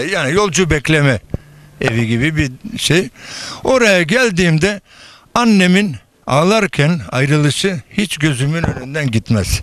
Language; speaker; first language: Turkish; early bilingual, other home language; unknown